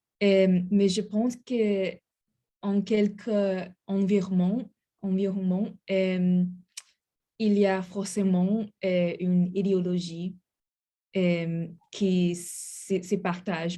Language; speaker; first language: French; non-native, learner; English